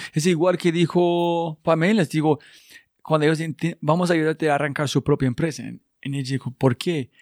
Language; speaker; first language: Spanish; non-native, fluent; English